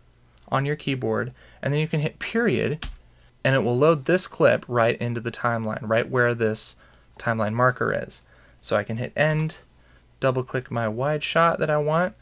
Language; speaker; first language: English; native; English